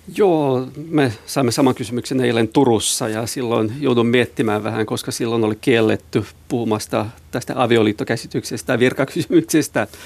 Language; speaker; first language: Finnish; non-native, local second language; Swedish